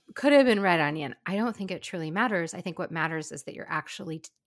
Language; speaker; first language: English; early bilingual, other home language; Ukrainian